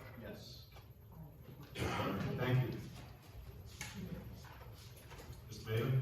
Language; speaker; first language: English; native; English